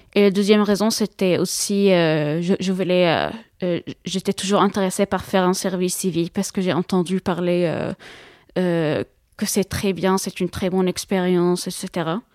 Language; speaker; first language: French; non-native, fluent; Arabic